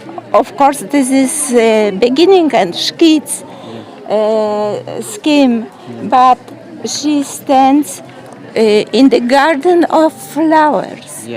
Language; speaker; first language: English; non-native, learner; Polish